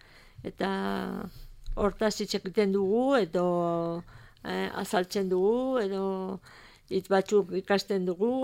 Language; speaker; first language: Basque; non-native, learner; Spanish